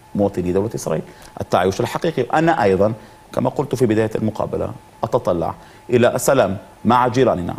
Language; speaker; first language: Arabic; non-native, fluent; Hebrew